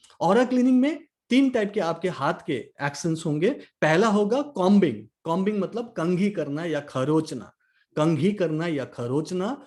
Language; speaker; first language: Hindi; non-native, local second language; Nepali